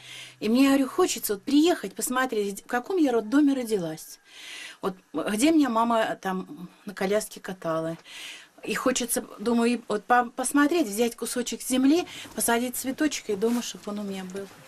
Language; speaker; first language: Russian; early bilingual, other home language; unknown